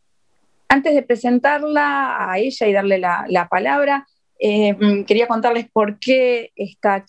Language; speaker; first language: Spanish; native; Spanish